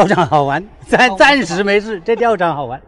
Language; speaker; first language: Chinese; native; Chinese